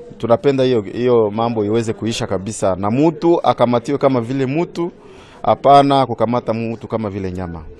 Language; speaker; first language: Swahili; native; Swahili